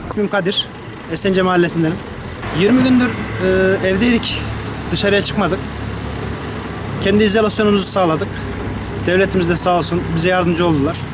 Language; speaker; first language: Turkish; native; Turkish